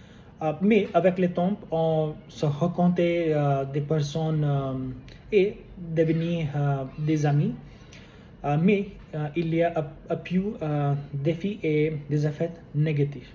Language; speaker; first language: French; non-native, learner; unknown